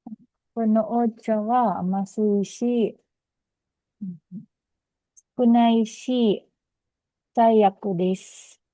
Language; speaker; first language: Japanese; non-native, learner; Filipino